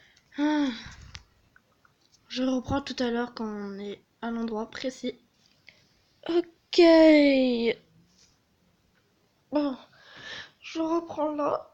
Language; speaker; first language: French; native; French